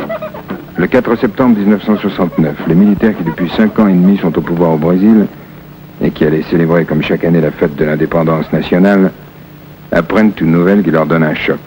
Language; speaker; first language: French; native; French